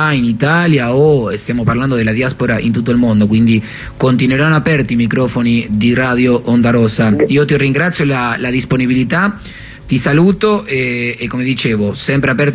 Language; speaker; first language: Italian; native; Italian